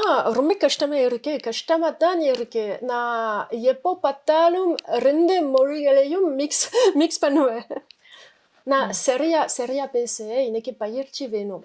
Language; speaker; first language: Tamil; non-native, fluent; Spanish